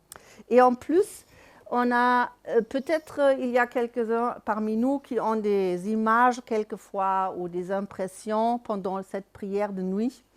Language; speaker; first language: French; non-native, fluent; German